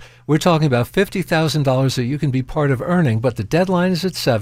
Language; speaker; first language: English; native; English